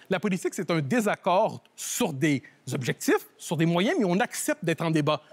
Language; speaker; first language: French; native; French